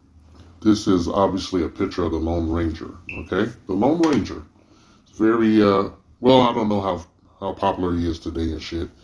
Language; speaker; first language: English; native; English